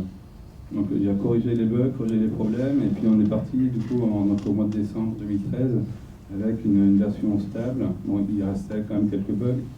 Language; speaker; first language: French; native; French